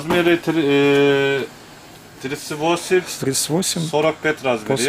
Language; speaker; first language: Russian; non-native, learner; Turkish